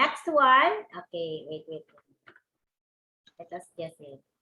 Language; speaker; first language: English; non-native, local second language; Cebuano